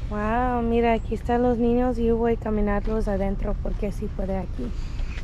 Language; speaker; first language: Spanish; early bilingual, heritage; English